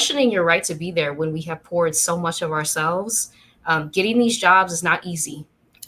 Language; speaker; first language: English; native; English